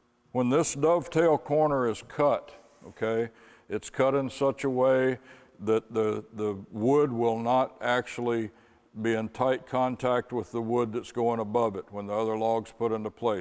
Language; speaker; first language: English; native; English